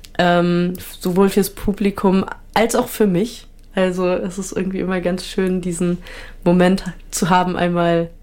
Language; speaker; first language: German; native; German